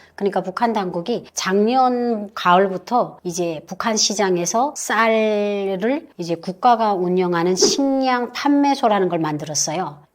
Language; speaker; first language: Korean; native; Korean